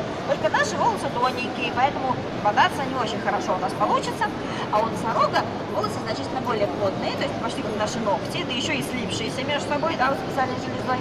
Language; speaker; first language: Russian; native; Russian